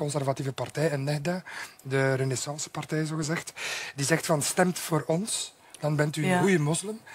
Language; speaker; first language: Dutch; native; Dutch